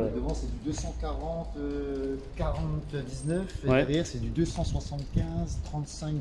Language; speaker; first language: French; native; French